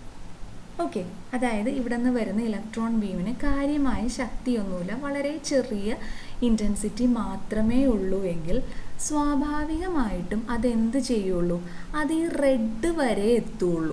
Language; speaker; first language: Malayalam; native; Malayalam